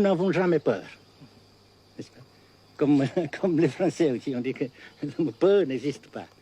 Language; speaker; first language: French; non-native, fluent; Vietnamese